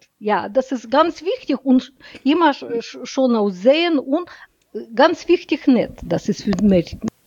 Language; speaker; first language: German; non-native, learner; Russian